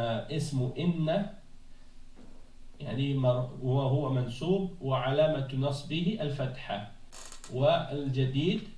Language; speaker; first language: Arabic; non-native, fluent; French